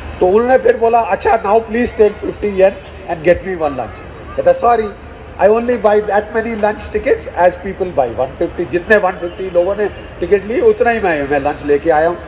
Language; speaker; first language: Hindi; native; Hindi